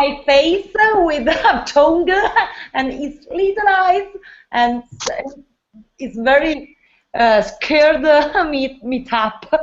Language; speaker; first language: English; non-native, learner; Italian